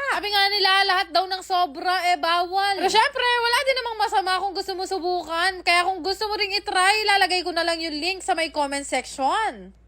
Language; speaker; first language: Filipino; native; Filipino